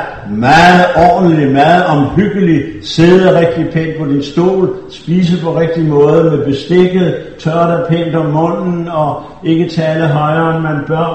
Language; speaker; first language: Danish; native; Danish